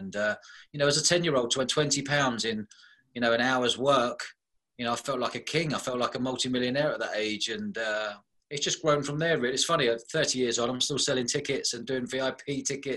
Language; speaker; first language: English; native; English